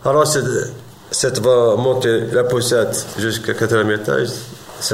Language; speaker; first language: French; non-native, learner; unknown